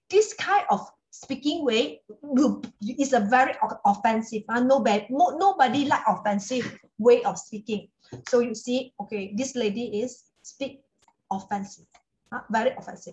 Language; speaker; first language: English; non-native, local second language; Chinese